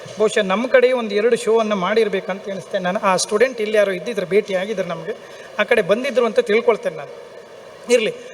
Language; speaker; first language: Kannada; native; Kannada